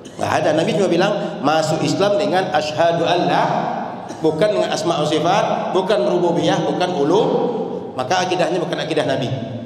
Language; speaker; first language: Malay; native; Malay